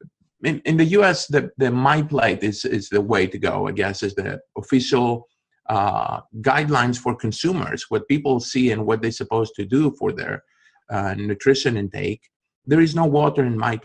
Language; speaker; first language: English; non-native, fluent; Greek